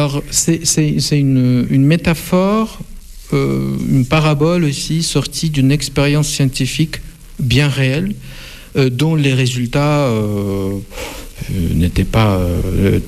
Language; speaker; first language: French; non-native, fluent; Russian